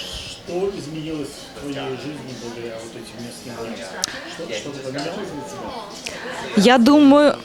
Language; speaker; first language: Russian; native; Russian